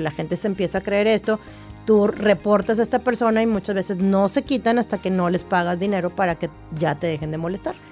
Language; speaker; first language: Spanish; native; Spanish